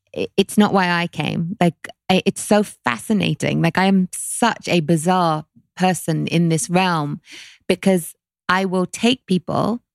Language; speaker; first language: English; native; English